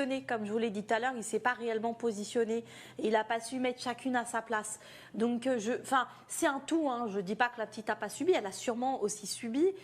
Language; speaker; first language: French; native; French